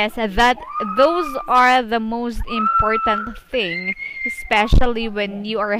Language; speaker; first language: English; non-native, fluent; Filipino